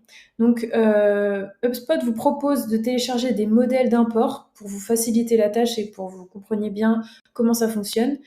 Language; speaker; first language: French; native; French